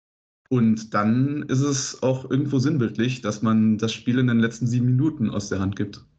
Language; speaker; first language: German; native; German